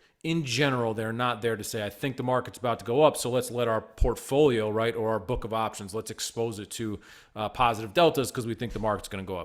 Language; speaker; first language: English; native; English